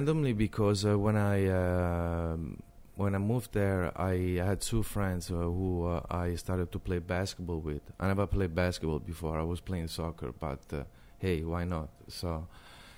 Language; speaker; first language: English; non-native, fluent; Italian